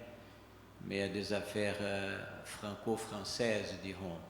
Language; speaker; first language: French; non-native, fluent; Portuguese